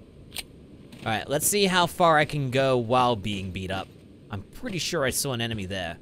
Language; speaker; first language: English; native; English